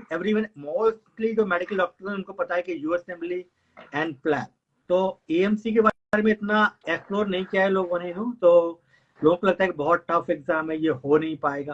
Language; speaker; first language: Hindi; native; Hindi